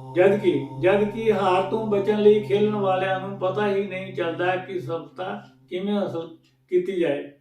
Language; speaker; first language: Hindi; non-native, local second language; Punjabi